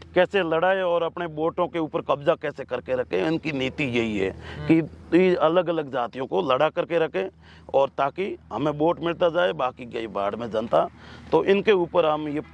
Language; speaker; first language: Hindi; native; Hindi